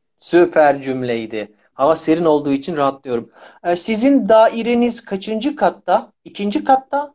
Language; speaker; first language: Turkish; native; Turkish